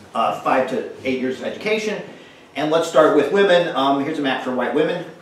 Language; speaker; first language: English; native; English